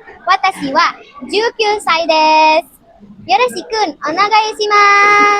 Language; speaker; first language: Japanese; non-native, learner; Indonesian